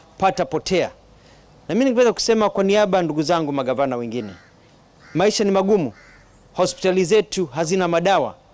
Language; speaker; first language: Swahili; non-native, local second language; Kamba